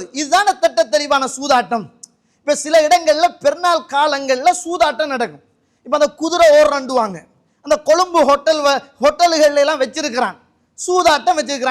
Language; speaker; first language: Tamil; native; Tamil